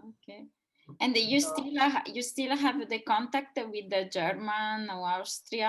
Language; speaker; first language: English; non-native, fluent; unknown